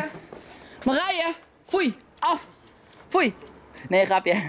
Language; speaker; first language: Dutch; native; Dutch